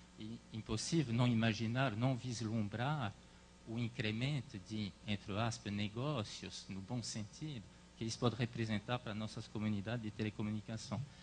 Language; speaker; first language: Portuguese; non-native, fluent; French